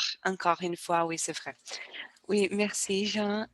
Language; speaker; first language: French; non-native, learner; Portuguese